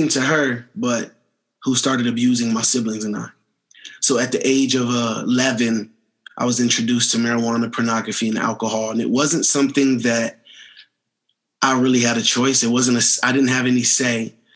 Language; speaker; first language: English; native; English